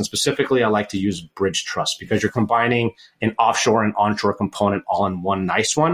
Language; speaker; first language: English; native; English